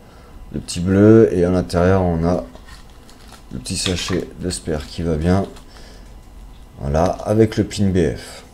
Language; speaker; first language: French; native; French